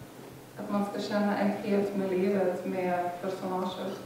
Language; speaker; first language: Swedish; non-native, fluent; Lithuanian